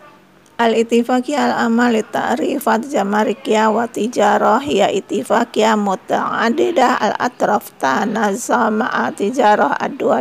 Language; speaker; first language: Arabic; non-native, fluent; Indonesian